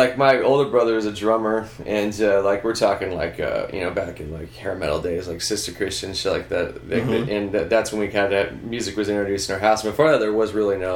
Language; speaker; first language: English; native; English